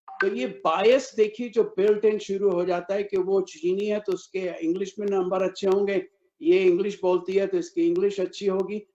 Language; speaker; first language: Urdu; native; Urdu